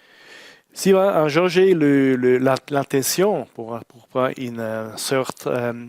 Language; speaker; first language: French; non-native, learner; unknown